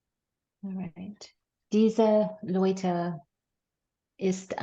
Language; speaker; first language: German; non-native, learner; English